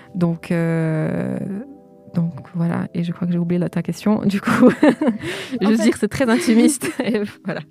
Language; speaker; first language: French; early bilingual, other home language; Portuguese